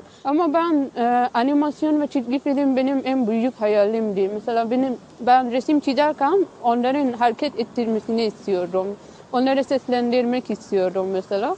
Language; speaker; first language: Turkish; non-native, fluent; Persian